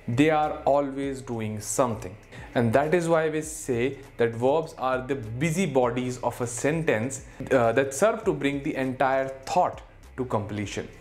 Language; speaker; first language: Hindi; native; Hindi